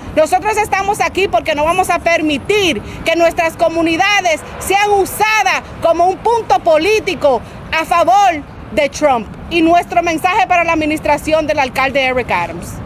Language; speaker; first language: Spanish; early bilingual, other home language; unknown